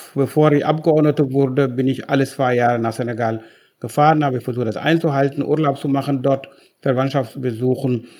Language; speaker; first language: German; non-native, fluent; Wolof